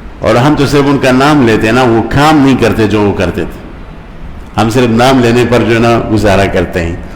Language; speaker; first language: Urdu; non-native, local second language; Pashto